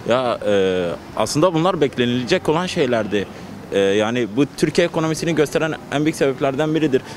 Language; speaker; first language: Turkish; native; Turkish